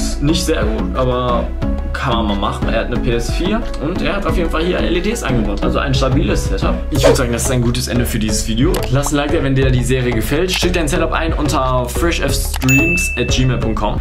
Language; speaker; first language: German; native; German